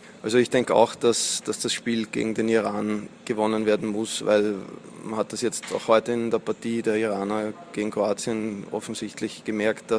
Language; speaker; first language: German; native; German